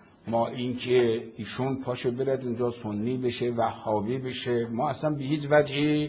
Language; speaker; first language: Persian; native; Persian